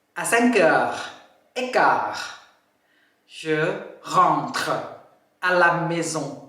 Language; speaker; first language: French; non-native, fluent; Thai